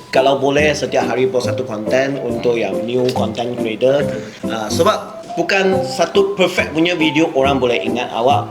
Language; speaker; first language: Malay; non-native, local second language; Chinese